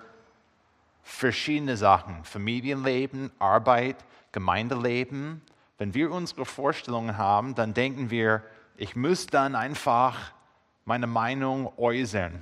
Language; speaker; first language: German; non-native, fluent; English